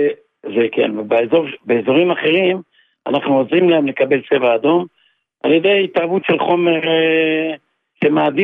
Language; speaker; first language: Hebrew; native; Hebrew